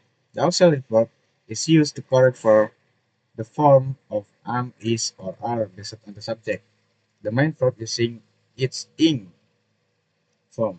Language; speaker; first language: English; non-native, learner; Indonesian